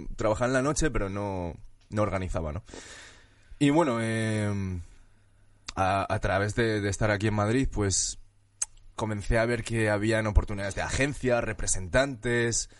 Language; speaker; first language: Spanish; early bilingual, other home language; Chinese